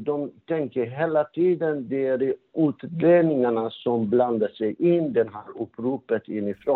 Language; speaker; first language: Swedish; non-native, fluent; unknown